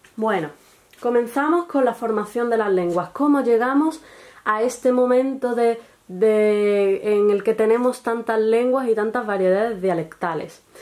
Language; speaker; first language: Spanish; native; Spanish